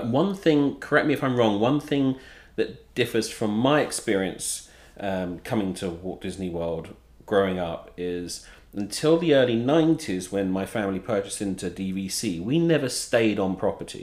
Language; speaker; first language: English; native; English